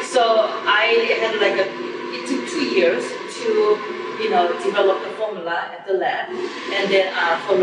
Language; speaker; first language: English; non-native, fluent; Korean